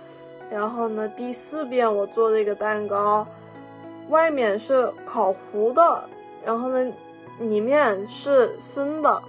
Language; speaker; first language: Chinese; early bilingual, heritage; Chinese